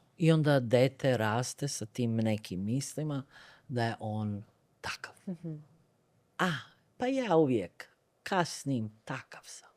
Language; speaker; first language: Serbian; early bilingual, other home language; Bosnian